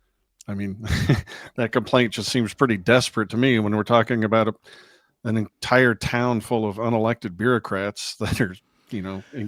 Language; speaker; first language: English; native; English